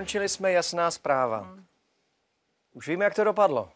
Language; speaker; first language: Czech; native; Czech